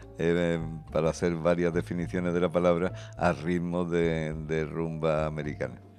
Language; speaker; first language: Spanish; native; Spanish